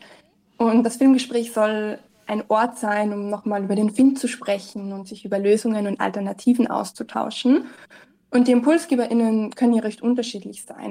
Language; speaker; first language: German; native; German